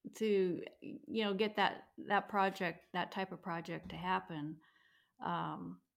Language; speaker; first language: English; native; English